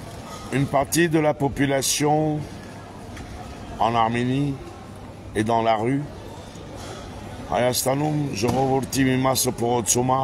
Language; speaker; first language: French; native; French